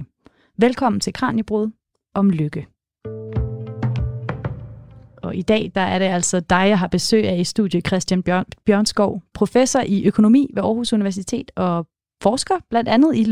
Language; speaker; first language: Danish; native; Danish